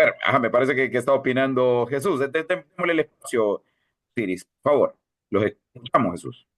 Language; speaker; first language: Spanish; native; Spanish